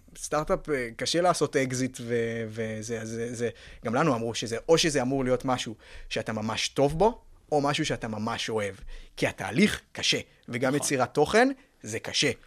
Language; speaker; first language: Hebrew; native; Hebrew